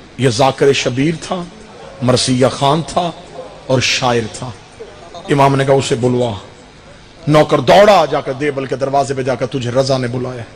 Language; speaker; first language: Urdu; non-native, local second language; Punjabi